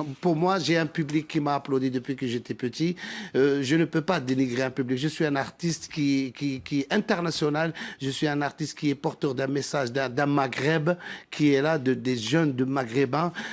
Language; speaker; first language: French; non-native, local second language; Arabic